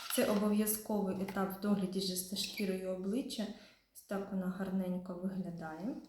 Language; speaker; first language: Ukrainian; non-native, local second language; Russian